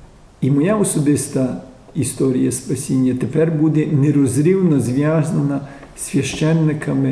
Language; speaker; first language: Ukrainian; early bilingual, heritage; Ukrainian